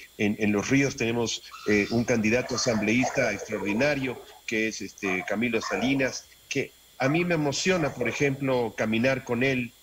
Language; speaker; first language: Spanish; native; Spanish